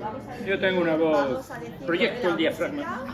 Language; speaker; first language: Spanish; native; Spanish